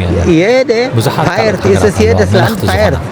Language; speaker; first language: German; non-native, learner; Tigrinya